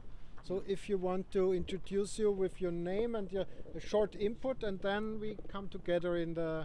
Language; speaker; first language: English; non-native, fluent; German